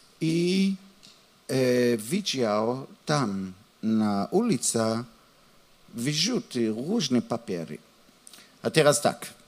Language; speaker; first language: Polish; non-native, learner; Hebrew